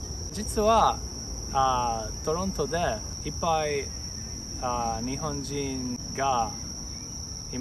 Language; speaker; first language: Japanese; non-native, learner; Italian